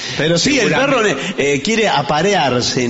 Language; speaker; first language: Spanish; native; Spanish